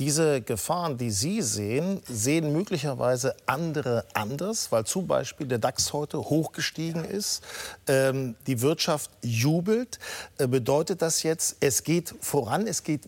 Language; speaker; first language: German; native; German